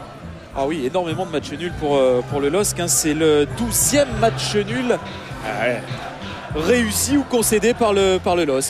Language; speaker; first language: French; native; French